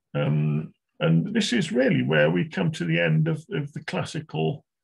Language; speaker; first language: English; native; English